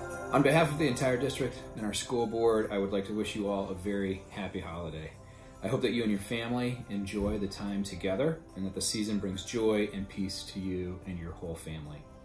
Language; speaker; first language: English; native; English